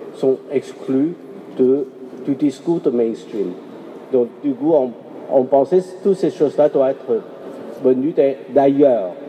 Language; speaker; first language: French; non-native, fluent; Chinese